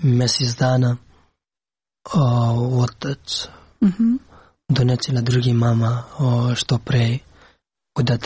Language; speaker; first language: Serbian; non-native, learner; Pashto